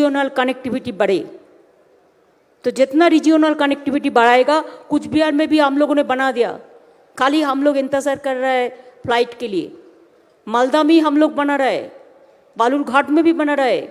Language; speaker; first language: Hindi; non-native, local second language; Bangla